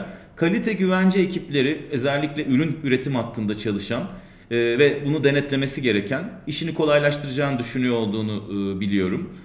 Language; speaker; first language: Turkish; native; Turkish